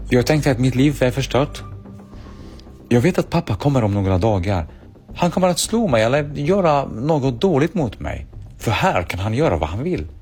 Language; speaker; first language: Swedish; early bilingual, other home language; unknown